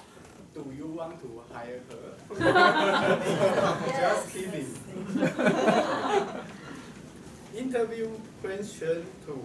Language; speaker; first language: English; non-native, learner; Chinese